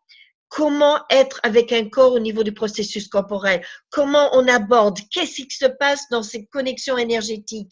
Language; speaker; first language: French; native; French